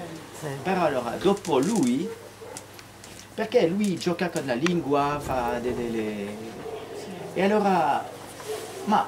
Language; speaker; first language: Italian; non-native, fluent; French